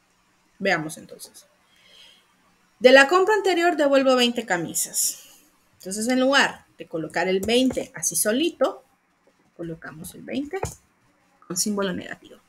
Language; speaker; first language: Spanish; native; Spanish